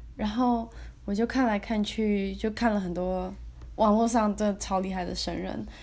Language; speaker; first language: Chinese; native; Chinese